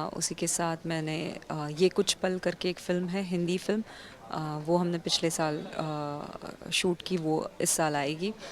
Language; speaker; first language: Hindi; non-native, local second language; Marathi